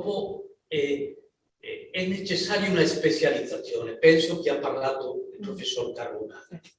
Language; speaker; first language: Italian; non-native, learner; Spanish